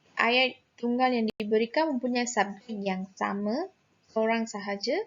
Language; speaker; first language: Malay; non-native, local second language; Tamil